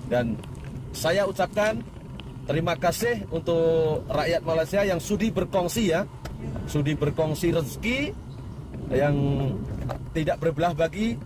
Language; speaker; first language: Malay; non-native, local second language; Javanese